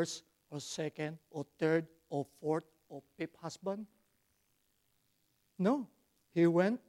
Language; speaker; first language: English; non-native, local second language; Filipino